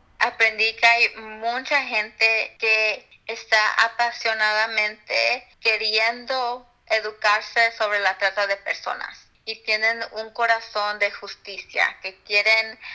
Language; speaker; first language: Spanish; early bilingual, heritage; Spanish